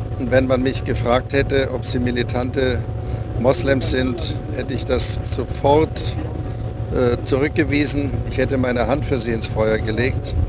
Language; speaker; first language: German; native; German